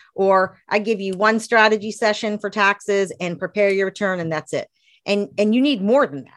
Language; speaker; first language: English; native; English